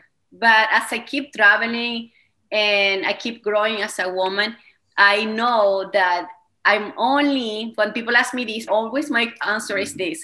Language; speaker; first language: English; non-native, fluent; Spanish